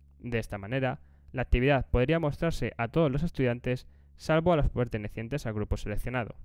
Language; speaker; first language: Spanish; native; Spanish